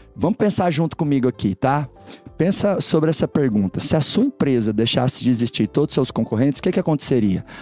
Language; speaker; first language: Portuguese; native; Portuguese